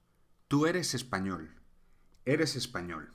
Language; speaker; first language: Spanish; non-native, fluent; English